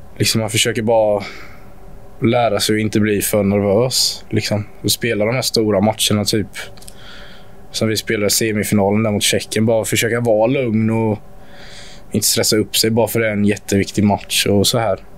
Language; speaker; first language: Swedish; native; Swedish